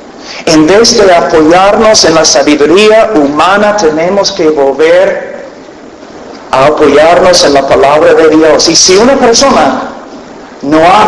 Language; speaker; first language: Spanish; non-native, fluent; English